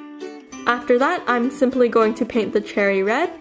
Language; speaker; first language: English; native; English